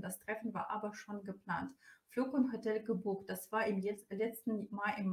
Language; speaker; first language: German; non-native, fluent; Russian